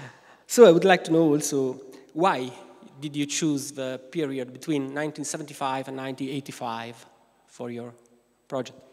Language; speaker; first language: English; non-native, fluent; Italian